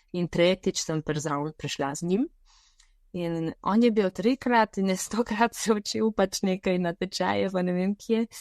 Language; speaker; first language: Slovenian; non-native, fluent; Bulgarian